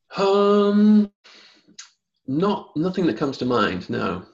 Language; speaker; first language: English; native; English